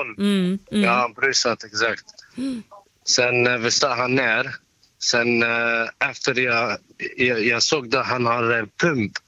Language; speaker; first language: Swedish; non-native, learner; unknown